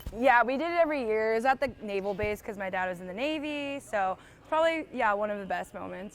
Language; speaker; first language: English; native; English